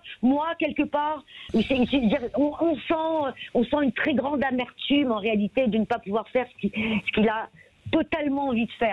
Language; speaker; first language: French; native; French